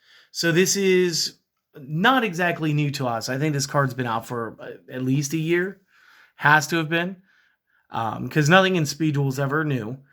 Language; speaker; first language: English; native; English